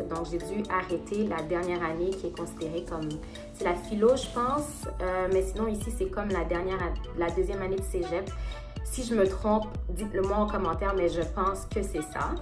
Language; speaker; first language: French; non-native, local second language; Haitian Creole